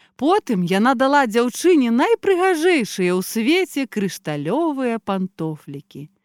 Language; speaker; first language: Belarusian; native; Belarusian